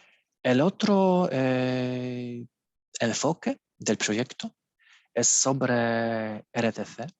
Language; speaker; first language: Spanish; non-native, learner; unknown